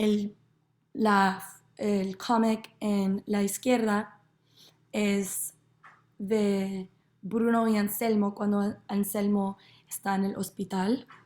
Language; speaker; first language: Spanish; non-native, learner; English